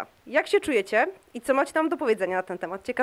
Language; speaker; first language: Polish; native; Polish